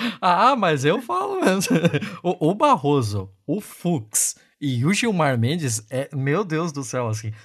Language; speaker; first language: Portuguese; native; Portuguese